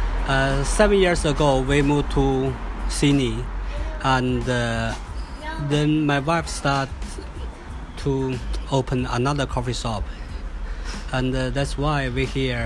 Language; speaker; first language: English; non-native, fluent; Chinese